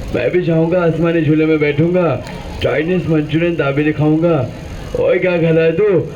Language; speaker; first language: Hindi; non-native, local second language; Marathi